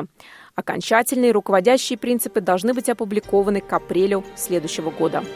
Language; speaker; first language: Russian; native; Russian